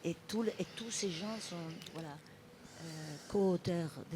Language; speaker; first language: French; non-native, fluent; Italian